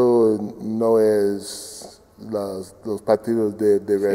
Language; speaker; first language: Spanish; non-native, fluent; English